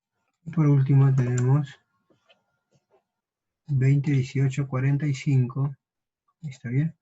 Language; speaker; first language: Spanish; native; Spanish